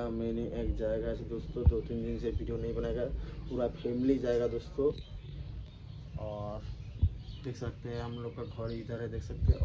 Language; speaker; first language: Hindi; non-native, local second language; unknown